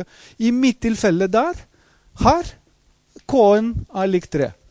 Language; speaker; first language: Norwegian; non-native, fluent; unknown